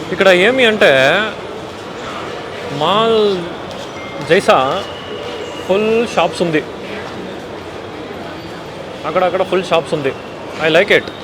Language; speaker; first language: Telugu; non-native, learner; Kannada